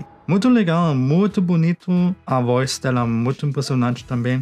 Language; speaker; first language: Portuguese; non-native, fluent; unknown